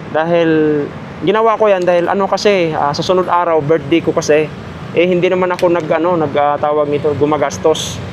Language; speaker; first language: Filipino; non-native, local second language; Cebuano